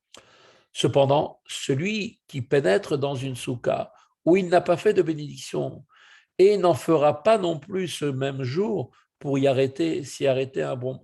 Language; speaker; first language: French; native; French